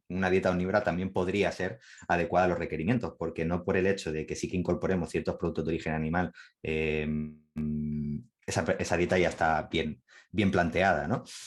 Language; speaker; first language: Spanish; native; Spanish